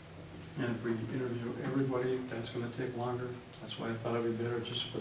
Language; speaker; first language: English; native; English